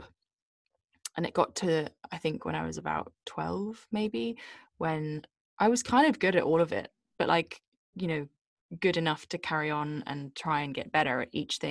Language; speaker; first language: English; native; English